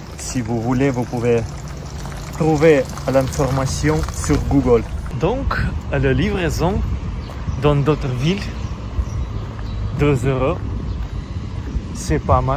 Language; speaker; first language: French; non-native, fluent; Russian